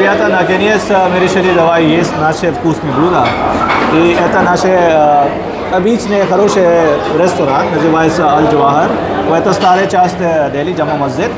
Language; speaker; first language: Russian; non-native, learner; Hindi